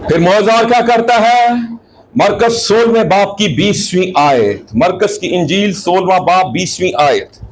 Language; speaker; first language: Urdu; non-native, local second language; Punjabi